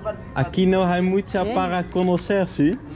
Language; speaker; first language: Spanish; non-native, learner; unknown